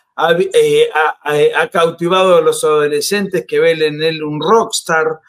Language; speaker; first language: Spanish; native; Spanish